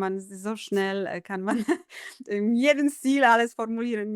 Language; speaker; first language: German; non-native, fluent; Polish